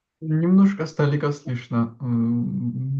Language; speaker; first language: Russian; non-native, local second language; Georgian